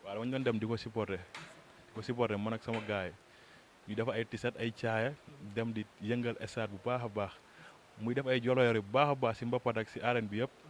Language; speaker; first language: Wolof; native; Wolof